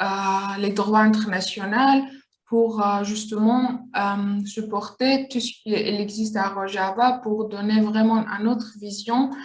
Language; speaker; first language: French; non-native, learner; Kurdish